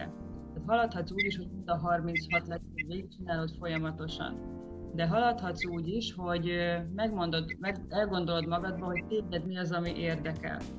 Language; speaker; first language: Hungarian; native; Hungarian